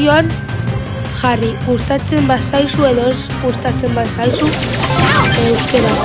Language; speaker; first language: Basque; non-native, local second language; Spanish